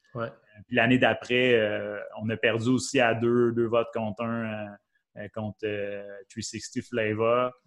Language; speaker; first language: French; native; French